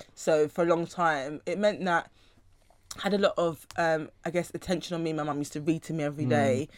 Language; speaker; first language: English; native; English